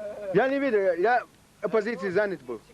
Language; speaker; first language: Russian; non-native, local second language; Chechen